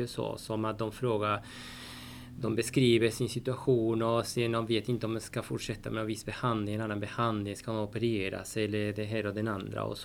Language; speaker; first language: Swedish; non-native, fluent; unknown